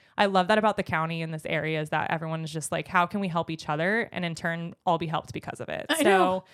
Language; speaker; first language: English; native; English